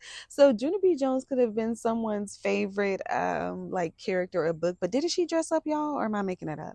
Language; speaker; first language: English; native; English